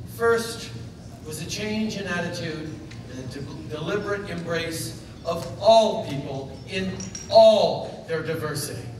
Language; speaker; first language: English; early bilingual, other home language; French